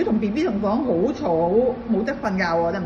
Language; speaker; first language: Cantonese; native; Cantonese